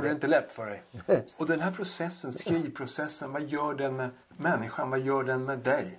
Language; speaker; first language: Swedish; native; Swedish